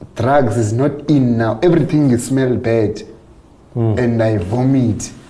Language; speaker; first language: English; non-native, local second language; Xhosa